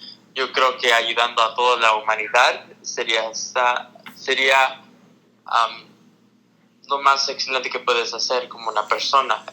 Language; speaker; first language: Spanish; early bilingual, heritage; Spanish